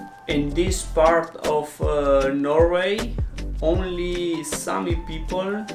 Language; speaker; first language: English; non-native, learner; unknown